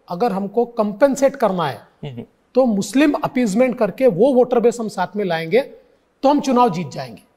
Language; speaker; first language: Hindi; non-native, local second language; Marathi